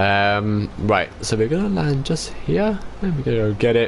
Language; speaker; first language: English; native; English